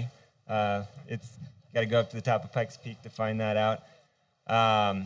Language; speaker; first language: English; native; English